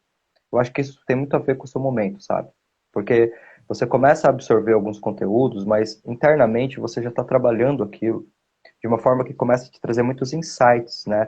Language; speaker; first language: Portuguese; native; Portuguese